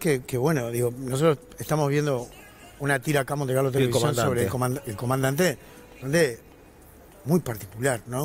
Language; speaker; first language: Spanish; native; Spanish